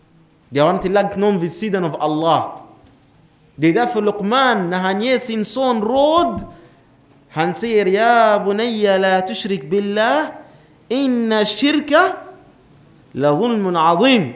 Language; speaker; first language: Swedish; non-native, fluent; Arabic